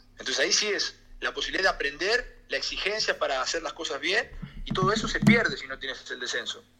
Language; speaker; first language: Spanish; native; Spanish